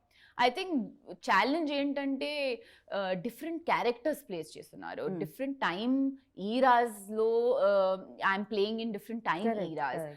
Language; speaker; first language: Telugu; non-native, learner; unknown